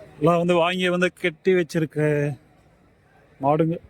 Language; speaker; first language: Tamil; native; Tamil